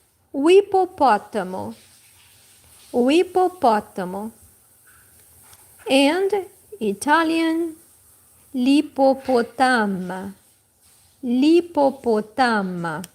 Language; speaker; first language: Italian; non-native, learner; Portuguese